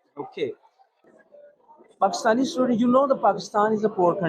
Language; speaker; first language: English; non-native, local second language; Urdu